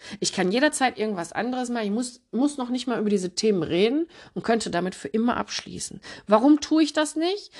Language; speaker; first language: German; early bilingual, other home language; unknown